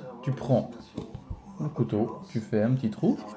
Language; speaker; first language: French; native; French